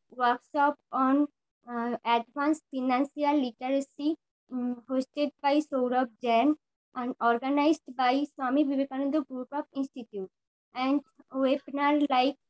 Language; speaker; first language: English; non-native, local second language; Bangla